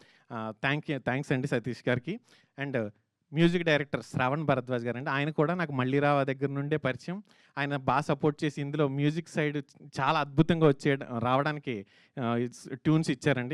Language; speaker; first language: Telugu; native; Telugu